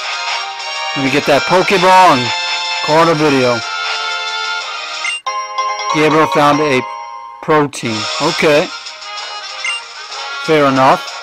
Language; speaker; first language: English; native; English